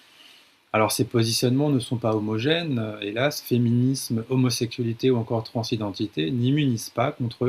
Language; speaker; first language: French; native; French